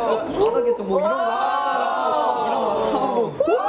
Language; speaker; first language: Korean; native; Korean